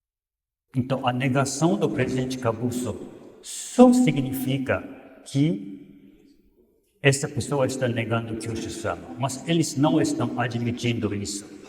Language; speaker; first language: Portuguese; non-native, fluent; Japanese